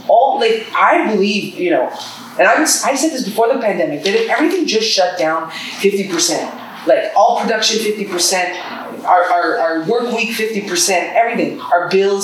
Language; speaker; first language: English; native; English